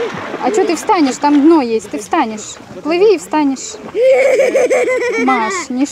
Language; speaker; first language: Russian; native; Russian